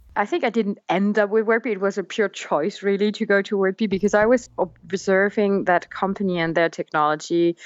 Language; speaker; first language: English; non-native, fluent; German